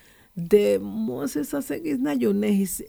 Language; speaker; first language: Hungarian; non-native, fluent; Spanish